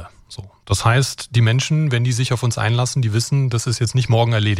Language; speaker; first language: German; native; German